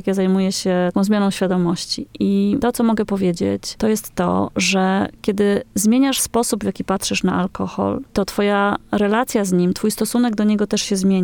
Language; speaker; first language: Polish; native; Polish